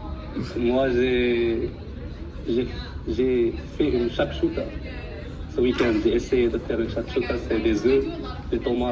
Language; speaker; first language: French; early bilingual, heritage; Arabic